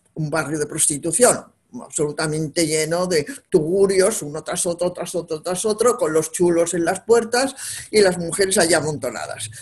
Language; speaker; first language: Spanish; native; Spanish